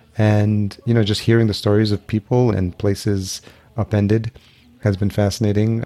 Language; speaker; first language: English; early bilingual, other home language; Spanish